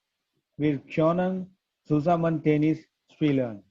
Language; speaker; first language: German; non-native, learner; Gujarati